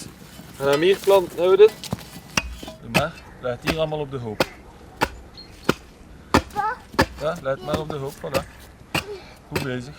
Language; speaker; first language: Dutch; native; Dutch